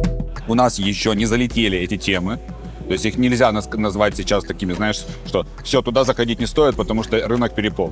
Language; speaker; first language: Russian; native; Russian